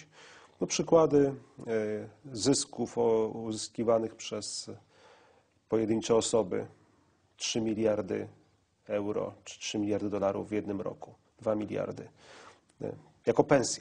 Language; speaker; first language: Polish; native; Polish